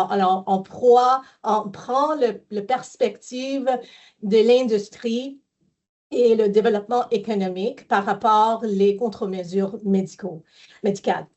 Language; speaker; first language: French; non-native, fluent; English